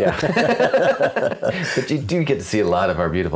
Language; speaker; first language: English; native; English